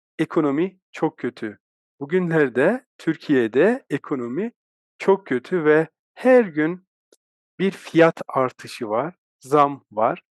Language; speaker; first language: Turkish; native; Turkish